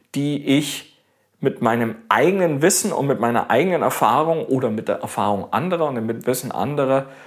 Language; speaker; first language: German; native; German